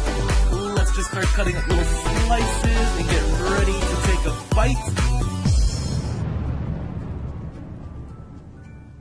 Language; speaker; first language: English; native; English